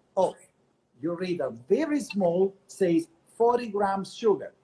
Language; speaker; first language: English; non-native, fluent; Italian